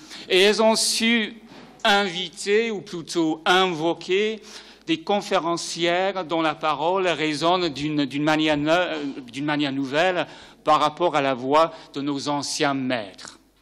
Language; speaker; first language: French; native; French